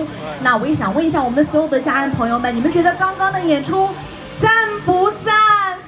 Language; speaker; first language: Chinese; native; Chinese